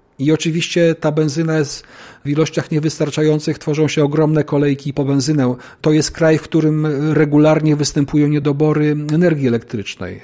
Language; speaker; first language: Polish; native; Polish